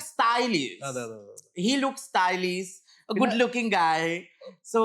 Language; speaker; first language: Malayalam; non-native, learner; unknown